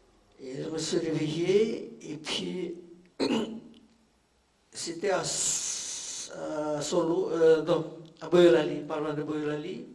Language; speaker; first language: French; non-native, fluent; Indonesian